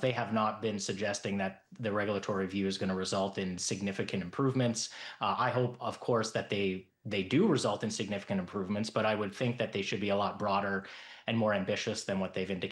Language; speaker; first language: English; native; English